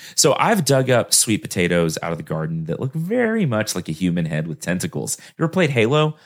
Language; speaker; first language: English; native; English